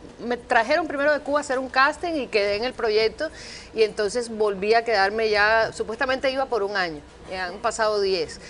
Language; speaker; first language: Spanish; native; Spanish